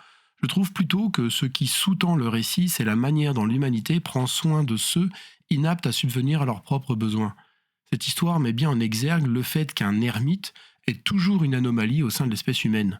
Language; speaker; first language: French; native; French